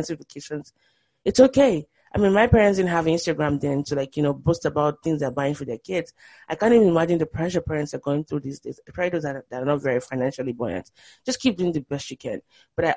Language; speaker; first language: English; non-native, local second language; Yoruba